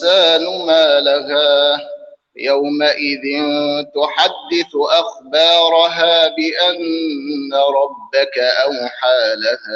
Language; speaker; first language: Arabic; native; Arabic